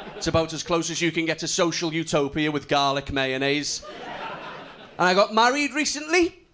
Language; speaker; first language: English; native; English